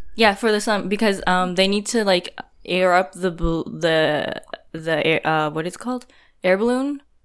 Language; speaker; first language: English; non-native, fluent; Japanese